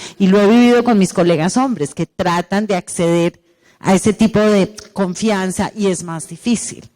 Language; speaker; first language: Spanish; native; Spanish